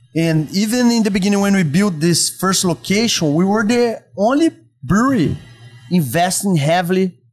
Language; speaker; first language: English; non-native, fluent; Portuguese